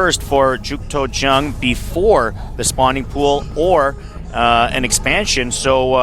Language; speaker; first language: English; native; English